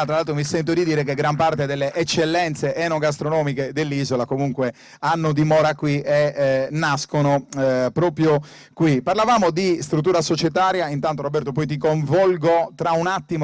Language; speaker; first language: Italian; native; Italian